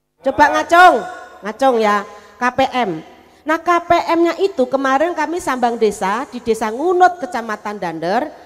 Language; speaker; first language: Indonesian; non-native, local second language; Javanese